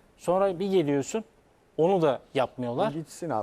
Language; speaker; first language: Turkish; native; Turkish